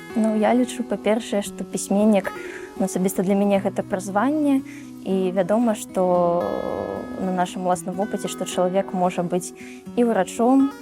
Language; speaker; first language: Belarusian; non-native, local second language; Russian